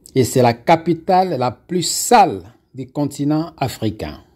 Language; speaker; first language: French; non-native, local second language; Lingala